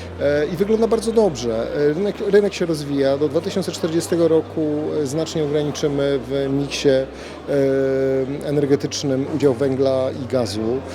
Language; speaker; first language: Polish; native; Polish